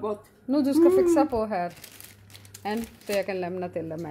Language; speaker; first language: Swedish; non-native, learner; Punjabi